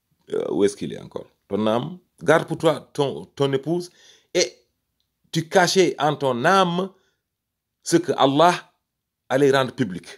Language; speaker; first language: French; native; French